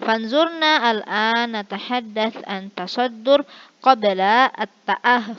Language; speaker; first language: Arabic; non-native, fluent; Indonesian